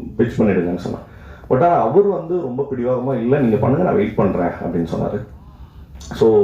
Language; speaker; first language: Tamil; native; Tamil